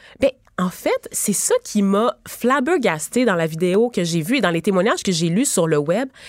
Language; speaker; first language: French; native; French